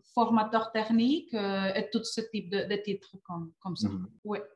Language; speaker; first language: French; non-native, fluent; Spanish